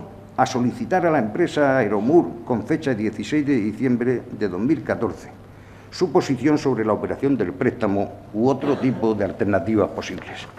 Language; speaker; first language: Spanish; native; Spanish